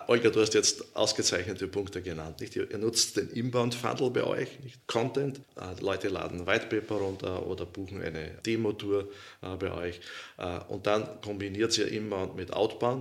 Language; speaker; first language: German; native; German